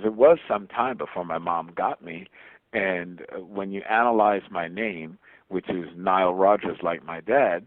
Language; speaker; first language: English; native; English